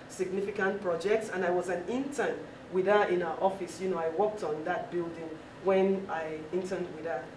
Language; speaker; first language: English; non-native, local second language; Yoruba